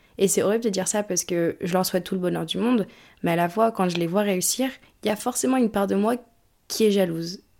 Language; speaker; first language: French; early bilingual, other home language; English